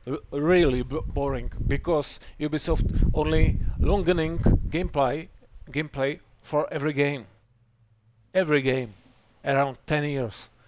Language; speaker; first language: English; non-native, learner; Czech